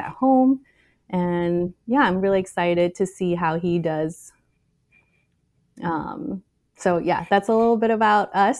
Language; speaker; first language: English; native; English